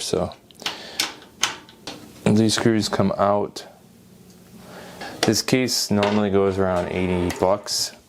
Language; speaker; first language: English; native; English